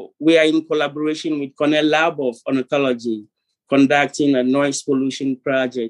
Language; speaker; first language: English; non-native, local second language; Ewe